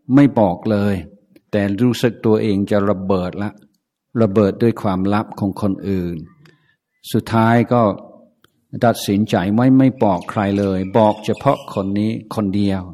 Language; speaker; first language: Thai; non-native, fluent; English